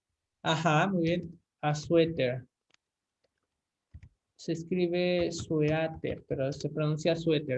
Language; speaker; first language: Spanish; native; Spanish